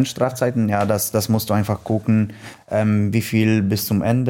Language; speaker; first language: German; non-native, learner; Polish